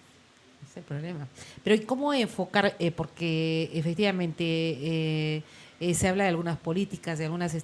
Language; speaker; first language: Spanish; native; Spanish